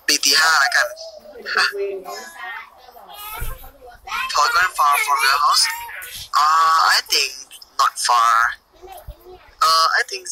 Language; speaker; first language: English; non-native, learner; Thai